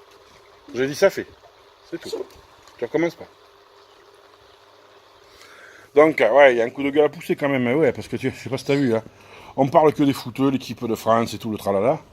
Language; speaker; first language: French; native; French